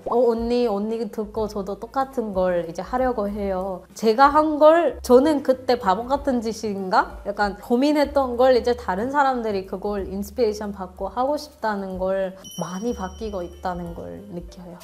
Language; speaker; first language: Korean; non-native, fluent; Marathi